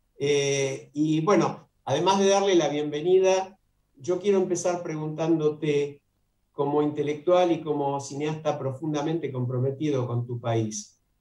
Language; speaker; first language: Spanish; native; Spanish